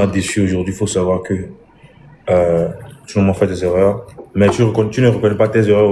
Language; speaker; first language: French; non-native, local second language; Lingala